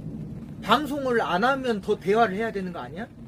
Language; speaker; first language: Korean; native; Korean